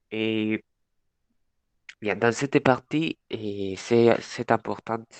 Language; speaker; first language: French; non-native, learner; Spanish